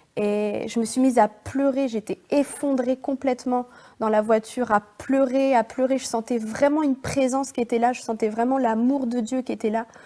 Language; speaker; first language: French; native; French